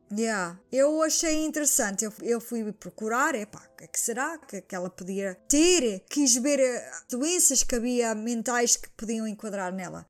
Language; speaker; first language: Portuguese; early bilingual, heritage; Portuguese